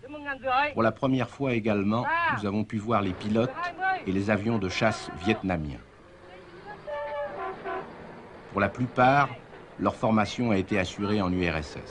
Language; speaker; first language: French; native; French